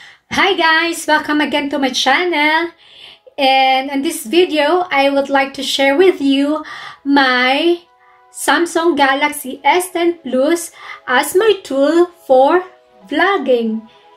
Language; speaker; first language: English; non-native, local second language; Filipino